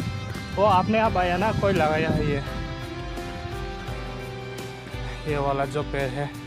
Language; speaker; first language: Hindi; non-native, local second language; Kok Borok